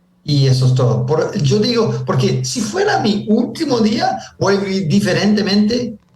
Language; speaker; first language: Spanish; early bilingual, heritage; Spanish